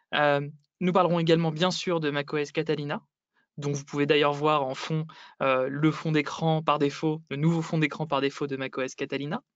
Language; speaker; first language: French; native; French